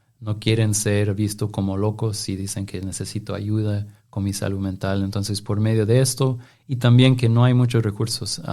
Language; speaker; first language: Spanish; non-native, fluent; English